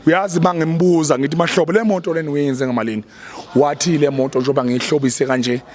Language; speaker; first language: Zulu; native; Zulu